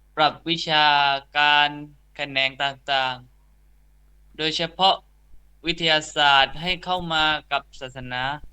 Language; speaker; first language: Thai; non-native, local second language; Pattani Malay